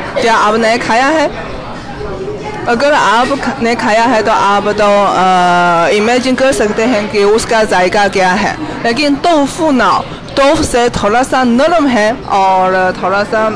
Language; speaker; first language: Hindi; non-native, fluent; Chinese